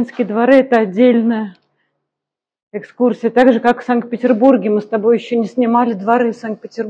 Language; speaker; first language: Russian; native; Russian